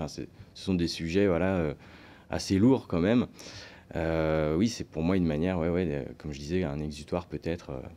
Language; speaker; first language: French; native; French